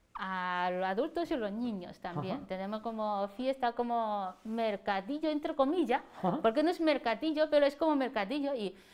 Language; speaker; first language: Spanish; non-native, learner; Chinese